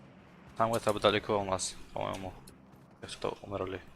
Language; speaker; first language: Russian; non-native, local second language; Tajik